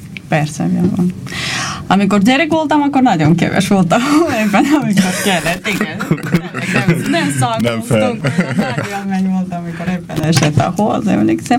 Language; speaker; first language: Hungarian; non-native, fluent; Armenian